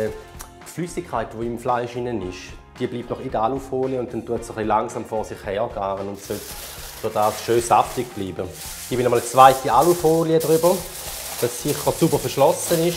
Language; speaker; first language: German; native; German